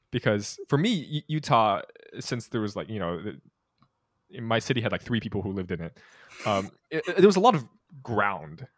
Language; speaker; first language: English; early bilingual, other home language; Chinese